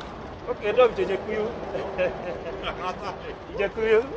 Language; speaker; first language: Czech; non-native, learner; English